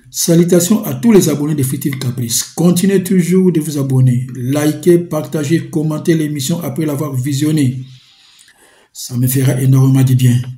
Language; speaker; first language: French; non-native, local second language; Lingala